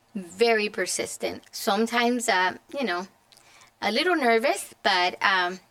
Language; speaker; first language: English; non-native, fluent; Spanish